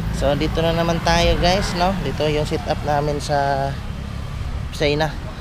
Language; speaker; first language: Filipino; non-native, local second language; Cebuano